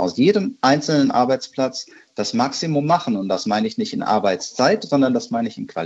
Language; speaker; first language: German; native; German